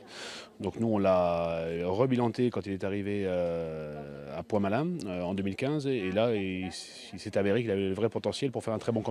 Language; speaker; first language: French; native; French